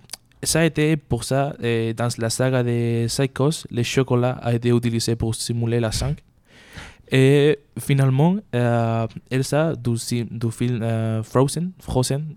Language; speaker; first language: French; non-native, learner; Spanish